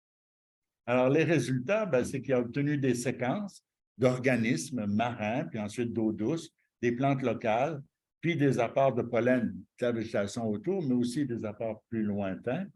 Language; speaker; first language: French; native; French